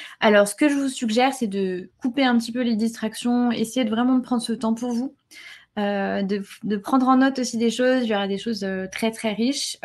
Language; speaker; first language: French; native; French